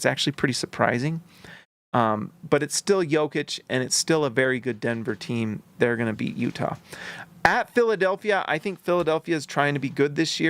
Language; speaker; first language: English; native; English